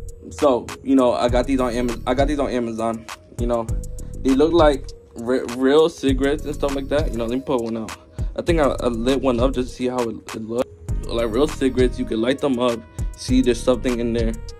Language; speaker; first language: English; early bilingual, other home language; Spanish